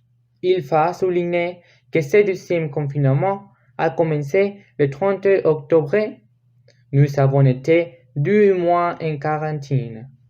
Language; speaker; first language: French; non-native, learner; Spanish